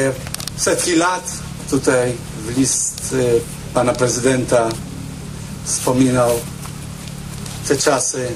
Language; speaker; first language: Polish; non-native, fluent; Hebrew